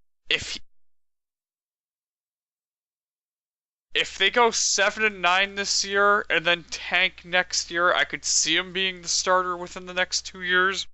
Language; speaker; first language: English; native; English